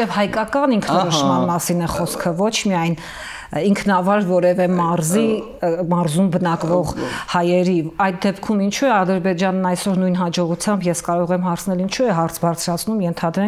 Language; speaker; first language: Armenian; native; Armenian